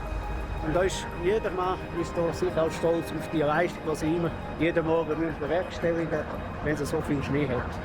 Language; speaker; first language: German; native; German